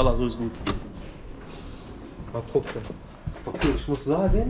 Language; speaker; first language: German; early bilingual, other home language; Turkish